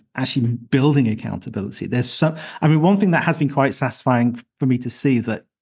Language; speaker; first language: English; native; English